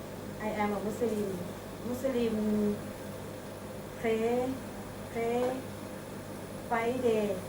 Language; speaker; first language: English; non-native, learner; Thai